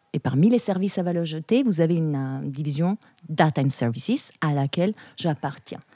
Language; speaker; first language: French; non-native, fluent; Italian